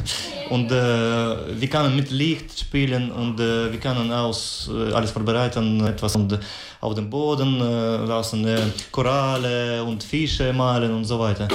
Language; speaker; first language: German; non-native, fluent; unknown